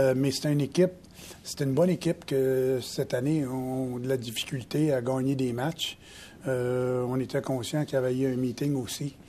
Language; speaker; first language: French; native; French